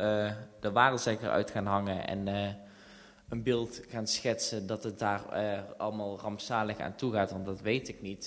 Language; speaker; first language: Dutch; native; Dutch